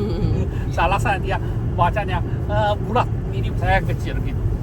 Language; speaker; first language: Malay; non-native, fluent; Chinese